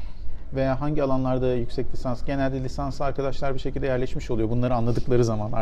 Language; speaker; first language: Turkish; native; Turkish